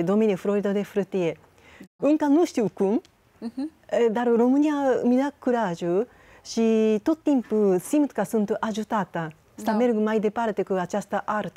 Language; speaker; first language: Romanian; non-native, fluent; Japanese